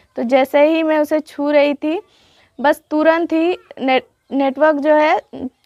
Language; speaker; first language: Hindi; native; Hindi